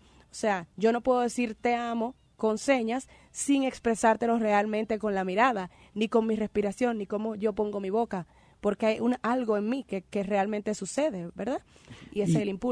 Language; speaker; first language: Spanish; native; Spanish